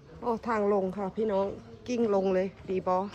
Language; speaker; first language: Thai; native; Thai